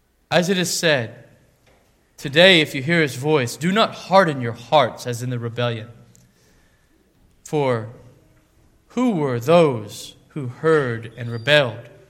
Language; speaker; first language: English; native; English